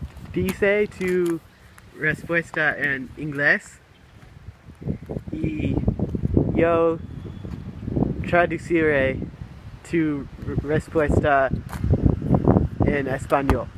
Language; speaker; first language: Spanish; non-native, learner; English